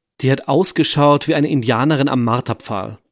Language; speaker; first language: German; native; German